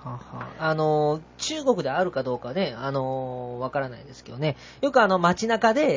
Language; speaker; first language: Japanese; native; Japanese